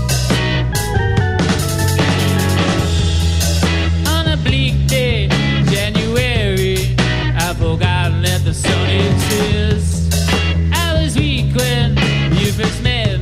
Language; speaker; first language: English; native; English